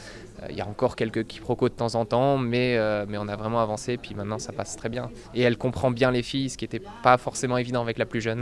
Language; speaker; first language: French; native; French